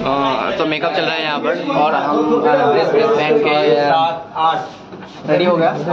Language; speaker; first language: Hindi; non-native, local second language; Bangla